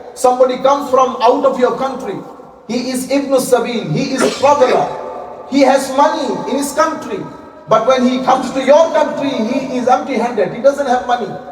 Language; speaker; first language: English; non-native, local second language; Bangla